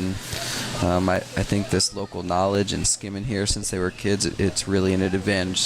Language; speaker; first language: English; native; English